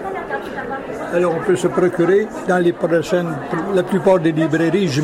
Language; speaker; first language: French; native; French